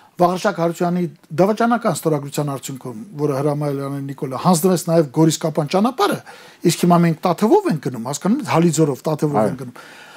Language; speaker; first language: Armenian; native; Armenian